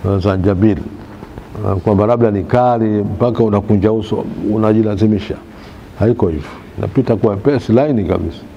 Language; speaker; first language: Swahili; native; Swahili